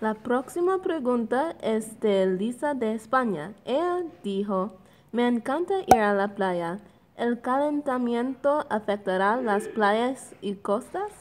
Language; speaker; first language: Spanish; non-native, learner; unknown